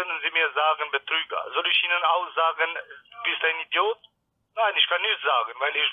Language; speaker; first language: German; non-native, learner; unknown